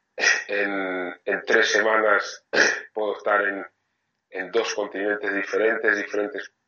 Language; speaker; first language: Spanish; non-native, fluent; French